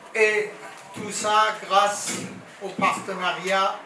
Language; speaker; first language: French; non-native, fluent; Persian